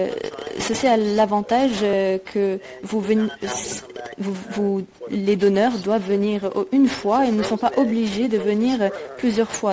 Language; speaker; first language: French; native; French